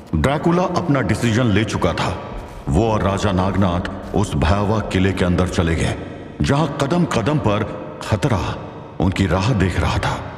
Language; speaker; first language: Hindi; native; Hindi